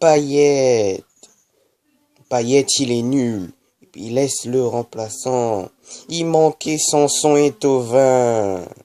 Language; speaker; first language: French; native; French